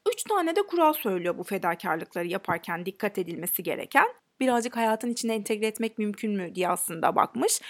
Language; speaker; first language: Turkish; native; Turkish